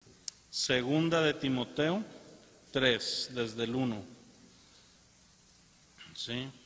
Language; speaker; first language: Spanish; native; Spanish